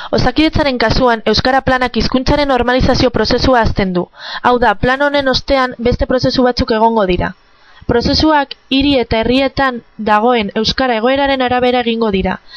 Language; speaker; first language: Basque; non-native, local second language; Spanish